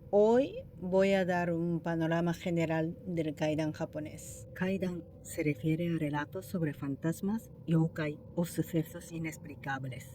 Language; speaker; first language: Spanish; non-native, fluent; Japanese